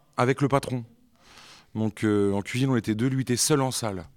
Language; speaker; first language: French; native; French